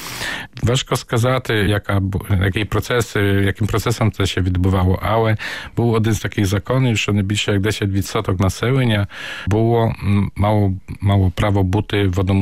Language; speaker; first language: Polish; non-native, local second language; Ukrainian